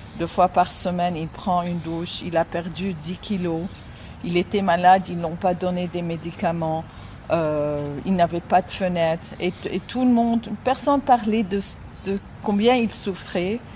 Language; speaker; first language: French; non-native, fluent; Arabic